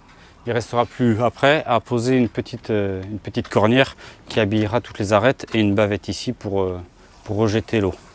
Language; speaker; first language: French; native; French